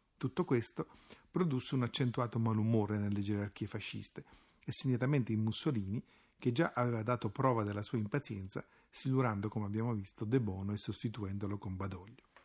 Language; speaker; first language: Italian; native; Italian